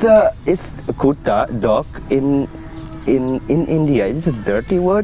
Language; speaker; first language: English; non-native, fluent; Indonesian